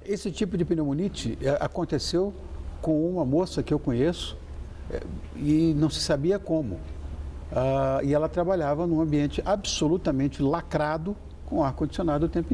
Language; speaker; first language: Portuguese; native; Portuguese